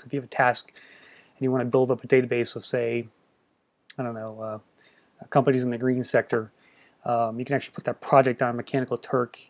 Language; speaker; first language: English; native; English